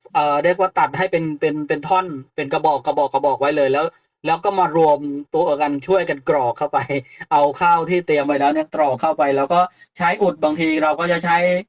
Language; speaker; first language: Thai; native; Thai